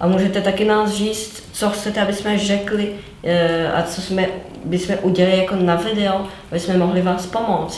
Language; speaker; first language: Czech; non-native, fluent; French